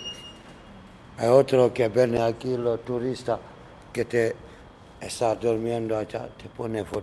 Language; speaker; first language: Spanish; non-native, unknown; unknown